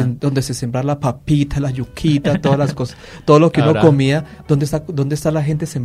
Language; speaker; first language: Spanish; native; Spanish